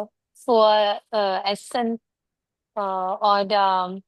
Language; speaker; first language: German; non-native, learner; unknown